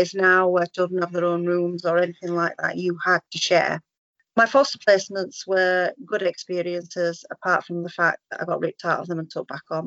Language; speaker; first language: English; native; English